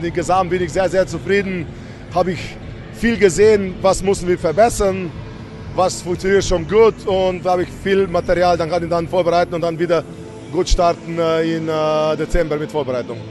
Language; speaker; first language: German; non-native, fluent; Slovenian